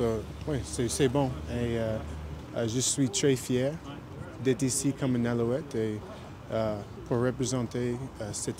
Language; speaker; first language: French; non-native, local second language; English